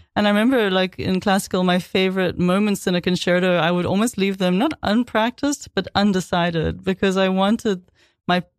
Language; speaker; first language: English; native; English